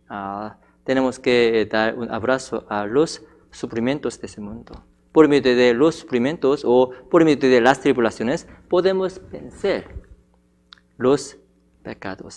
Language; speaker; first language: Spanish; non-native, fluent; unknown